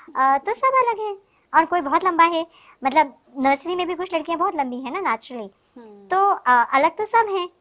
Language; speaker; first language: Hindi; native; Hindi